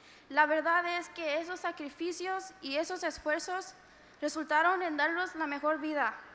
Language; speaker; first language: Spanish; early bilingual, heritage; Spanish